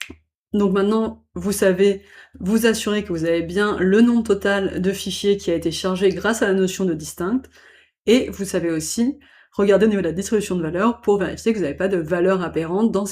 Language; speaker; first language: French; native; French